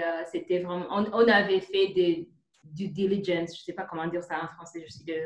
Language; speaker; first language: French; non-native, fluent; Kinyarwanda